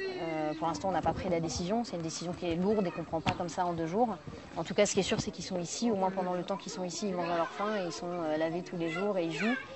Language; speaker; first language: French; native; French